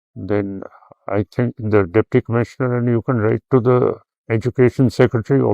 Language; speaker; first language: English; non-native, local second language; Punjabi